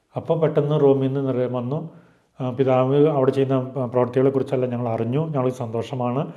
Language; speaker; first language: Malayalam; native; Malayalam